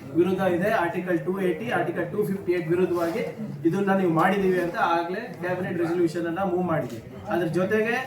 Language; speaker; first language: Kannada; native; Kannada